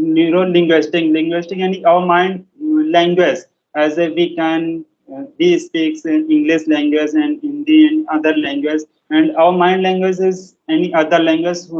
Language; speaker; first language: English; non-native, learner; Hindi